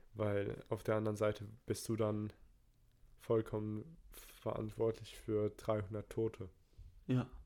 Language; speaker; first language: German; early bilingual, other home language; Turkish